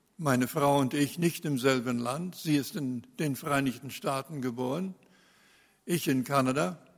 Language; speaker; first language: German; early bilingual, heritage; German